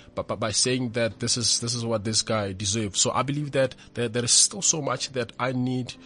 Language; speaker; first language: English; non-native, local second language; Northern Sotho